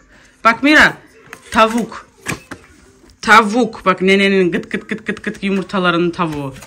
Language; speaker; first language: Turkish; native; Turkish